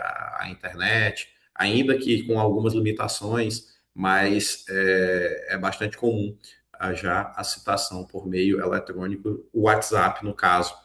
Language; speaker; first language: Portuguese; native; Portuguese